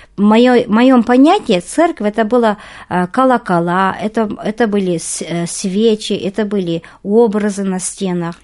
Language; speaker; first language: Russian; non-native, local second language; Kazakh